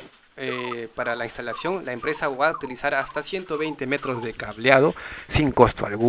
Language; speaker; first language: Spanish; native; Spanish